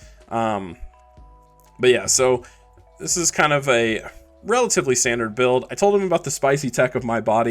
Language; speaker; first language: English; native; English